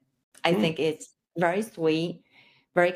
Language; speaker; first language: English; non-native, fluent; Chinese